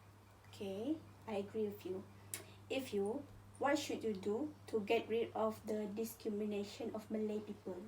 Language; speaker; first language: English; non-native, local second language; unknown